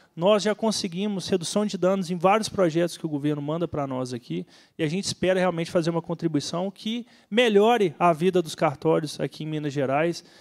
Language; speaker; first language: Portuguese; native; Portuguese